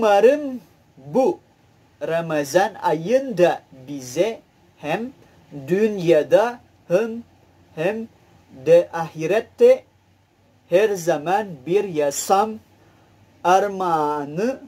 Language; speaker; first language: Turkish; non-native, learner; Indonesian